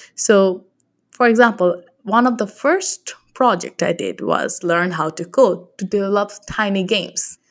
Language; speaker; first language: English; non-native, local second language; Bangla